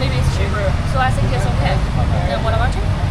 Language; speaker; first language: English; non-native, learner; Chinese